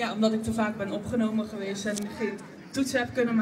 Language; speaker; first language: Dutch; native; Dutch